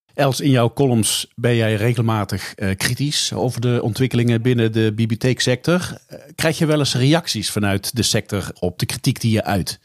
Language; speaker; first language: Dutch; native; Dutch